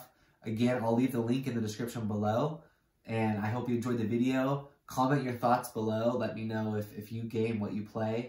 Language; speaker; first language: English; native; English